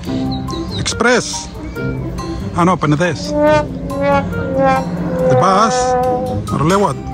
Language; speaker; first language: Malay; non-native, learner; Spanish